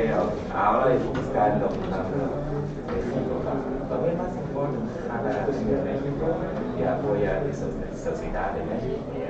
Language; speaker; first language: Spanish; non-native, learner; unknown